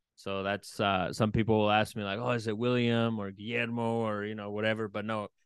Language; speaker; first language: English; early bilingual, other home language; Spanish